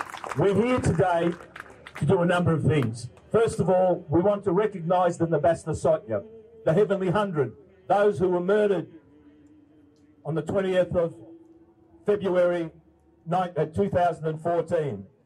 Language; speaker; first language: English; early bilingual, other home language; Ukrainian